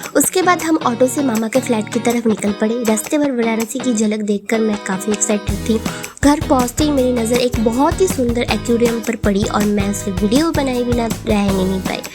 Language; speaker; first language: Hindi; non-native, local second language; Bangla